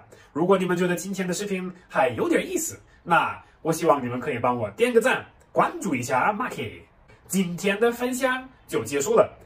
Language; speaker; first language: Chinese; non-native, fluent; German